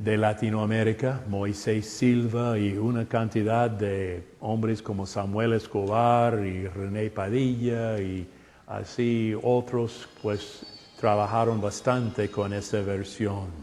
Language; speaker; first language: Spanish; non-native, fluent; English